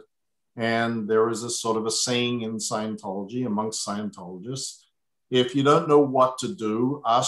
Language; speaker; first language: English; native; English